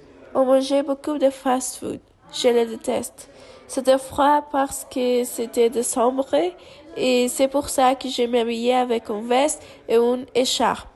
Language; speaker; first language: French; non-native, learner; Spanish